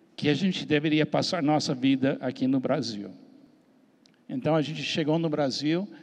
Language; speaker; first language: Portuguese; non-native, fluent; English